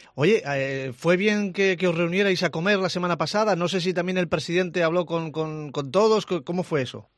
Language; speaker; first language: Spanish; native; Spanish